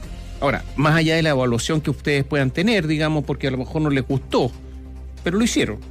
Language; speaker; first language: Spanish; native; Spanish